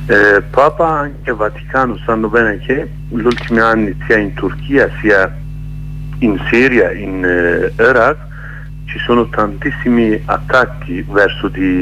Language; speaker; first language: Italian; non-native, learner; Kurdish